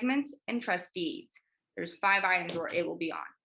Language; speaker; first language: English; native; English